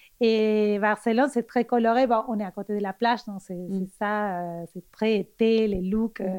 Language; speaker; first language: French; non-native, fluent; Spanish